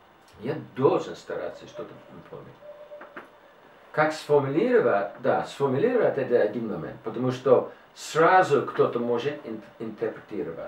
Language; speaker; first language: Russian; non-native, fluent; English